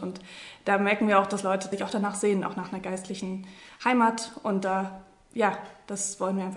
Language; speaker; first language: German; native; German